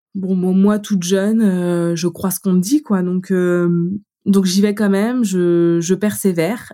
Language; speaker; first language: French; native; French